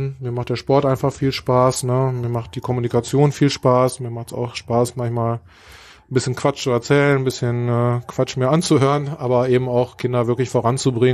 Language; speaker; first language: German; native; German